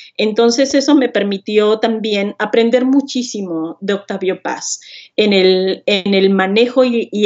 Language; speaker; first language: Spanish; native; Spanish